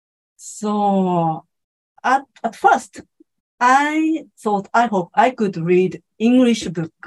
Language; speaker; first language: English; non-native, learner; Japanese